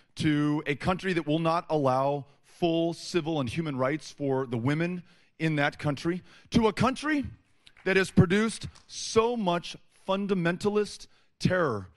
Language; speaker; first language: English; native; English